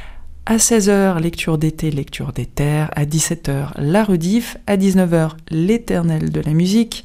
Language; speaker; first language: French; native; French